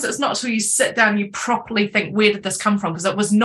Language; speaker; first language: English; native; English